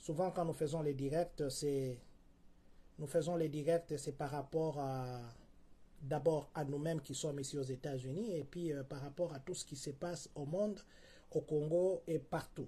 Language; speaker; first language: French; non-native, local second language; Lingala